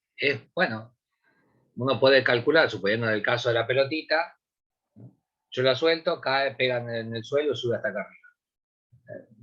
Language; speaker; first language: Spanish; native; Spanish